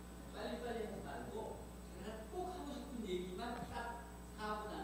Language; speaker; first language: Korean; native; Korean